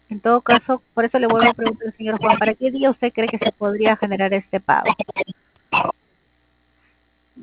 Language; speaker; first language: Spanish; native; Spanish